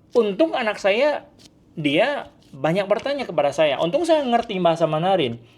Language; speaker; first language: Indonesian; non-native, local second language; Min Nan Chinese